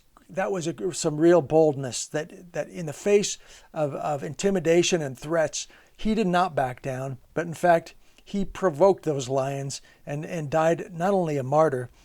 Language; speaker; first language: English; native; English